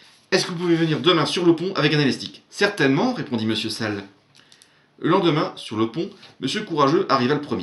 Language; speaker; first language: French; native; French